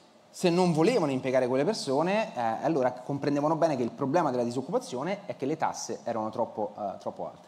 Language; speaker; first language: Italian; native; Italian